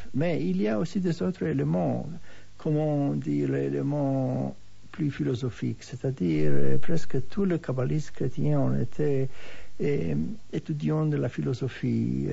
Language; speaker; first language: French; non-native, fluent; Hebrew